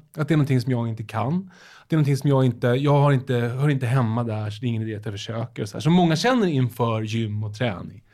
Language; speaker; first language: Swedish; native; Swedish